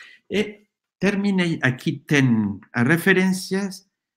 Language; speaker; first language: Portuguese; non-native, fluent; Spanish